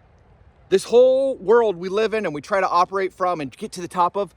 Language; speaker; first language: English; native; English